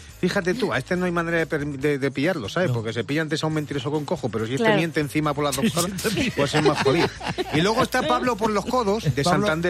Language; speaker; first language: Spanish; native; Spanish